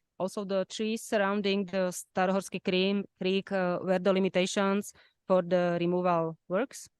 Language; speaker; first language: English; non-native, fluent; Slovak